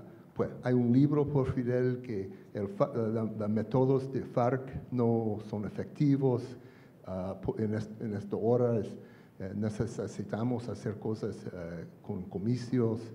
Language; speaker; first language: Spanish; non-native, learner; English